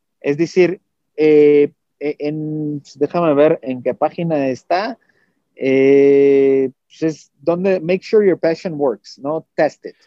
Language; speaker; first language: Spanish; non-native, fluent; Portuguese